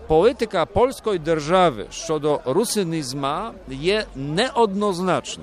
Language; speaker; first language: Ukrainian; early bilingual, heritage; Rusyn